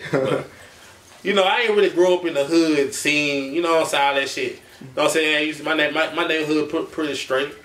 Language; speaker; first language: English; native; English